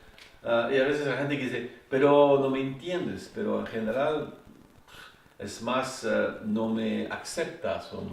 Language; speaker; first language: Spanish; non-native, fluent; French